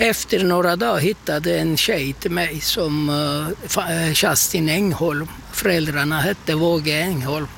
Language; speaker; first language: Swedish; non-native, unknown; Turkish